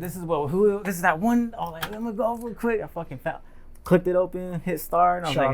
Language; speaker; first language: English; native; English